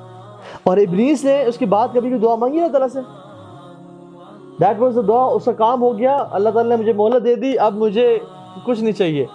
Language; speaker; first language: Urdu; native; Urdu